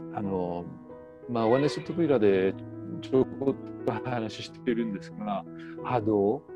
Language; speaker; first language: Japanese; non-native, fluent; French